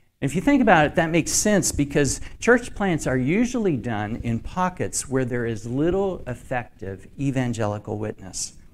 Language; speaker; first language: English; native; English